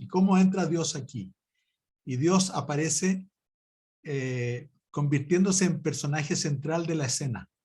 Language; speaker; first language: Spanish; native; Spanish